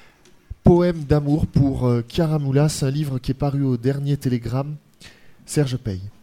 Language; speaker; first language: French; native; French